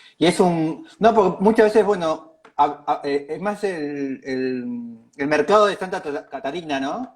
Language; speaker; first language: Spanish; native; Spanish